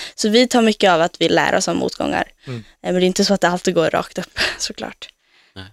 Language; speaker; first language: Swedish; native; Swedish